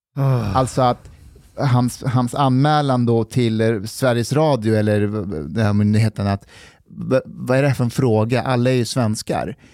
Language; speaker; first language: Swedish; early bilingual, other home language; Persian